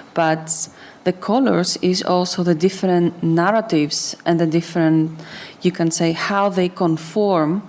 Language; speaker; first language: English; non-native, fluent; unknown